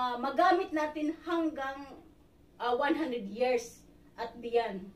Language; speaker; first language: Filipino; native; Filipino